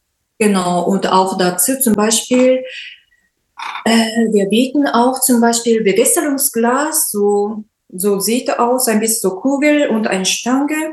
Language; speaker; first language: German; non-native, learner; Japanese